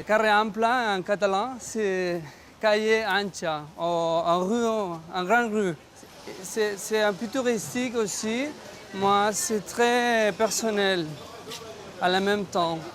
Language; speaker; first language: French; non-native, fluent; Spanish